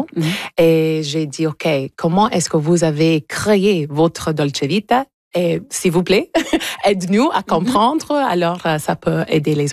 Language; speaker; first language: French; non-native, fluent; English